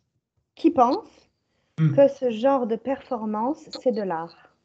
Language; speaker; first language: French; native; French